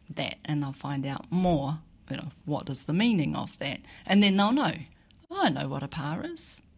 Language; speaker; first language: English; native; English